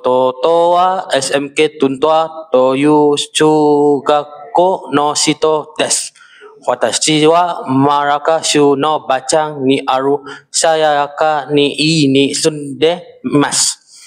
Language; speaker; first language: Japanese; non-native, learner; Malay